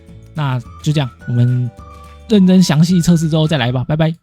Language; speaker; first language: Chinese; native; Chinese